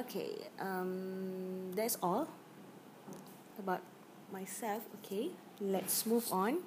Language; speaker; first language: English; non-native, learner; Malay